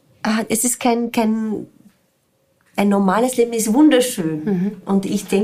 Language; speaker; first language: German; non-native, fluent; Portuguese